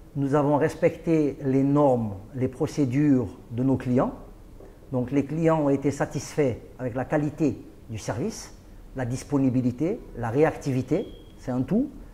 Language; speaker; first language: French; non-native, local second language; Arabic